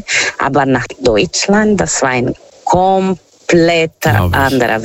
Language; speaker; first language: German; non-native, learner; Portuguese